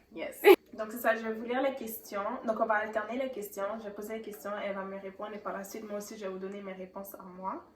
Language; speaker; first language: French; early bilingual, other home language; Haitian Creole